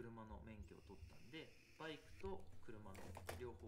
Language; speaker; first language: Japanese; native; Japanese